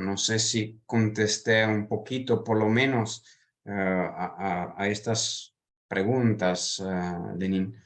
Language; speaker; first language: Spanish; non-native, fluent; Italian